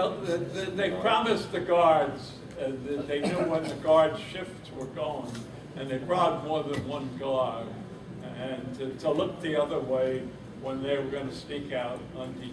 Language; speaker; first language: English; native; English